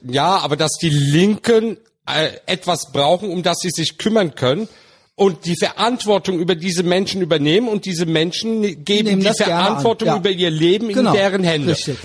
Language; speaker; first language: German; early bilingual, other home language; Turkish